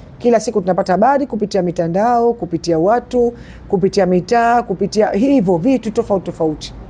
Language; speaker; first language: Swahili; native; Swahili